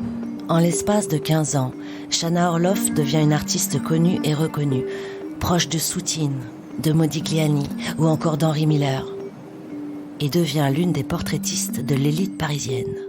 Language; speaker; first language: French; native; French